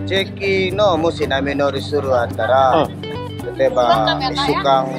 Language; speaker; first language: Japanese; non-native, learner; Indonesian